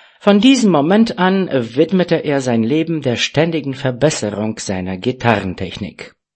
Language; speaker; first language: German; non-native, fluent; Romanian